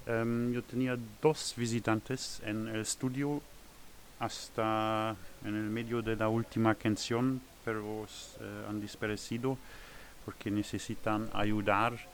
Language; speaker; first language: Spanish; non-native, learner; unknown